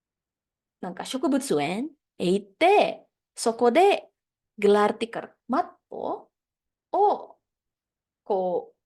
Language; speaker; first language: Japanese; non-native, fluent; Indonesian